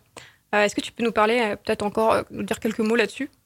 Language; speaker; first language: French; native; French